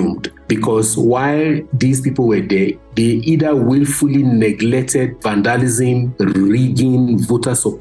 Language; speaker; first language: English; non-native, local second language; Hausa